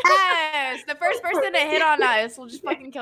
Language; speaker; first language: English; native; English